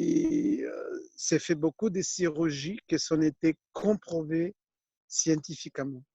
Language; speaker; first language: French; non-native, fluent; Spanish